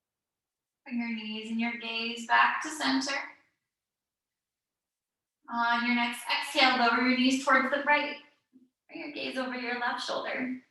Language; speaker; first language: English; native; English